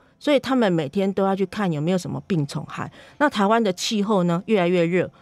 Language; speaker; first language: Chinese; native; Chinese